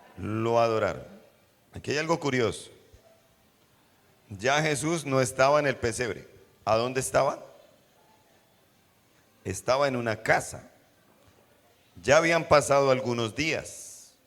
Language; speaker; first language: Spanish; native; Spanish